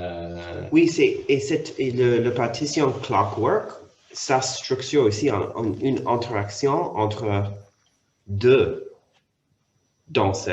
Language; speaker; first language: French; non-native, fluent; English